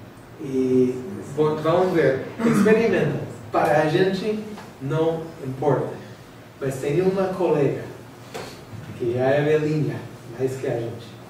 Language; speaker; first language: Portuguese; non-native, fluent; English